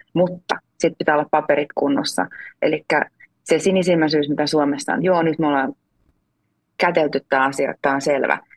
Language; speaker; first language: Finnish; native; Finnish